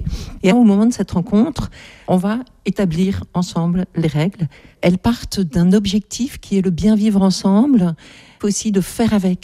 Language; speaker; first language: French; native; French